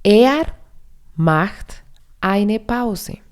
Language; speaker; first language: German; non-native, fluent; Spanish